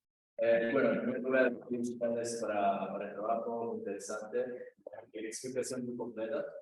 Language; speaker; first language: Spanish; non-native, learner; Italian